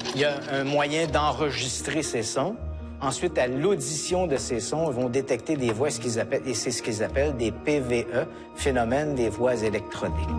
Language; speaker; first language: French; native; French